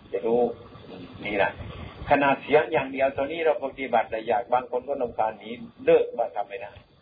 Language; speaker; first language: Thai; non-native, local second language; Lao